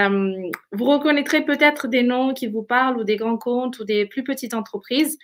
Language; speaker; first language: French; native; French